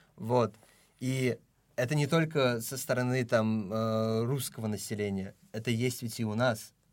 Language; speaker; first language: Russian; non-native, local second language; Tajik